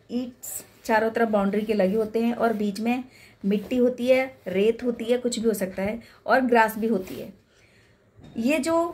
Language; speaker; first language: Hindi; native; Hindi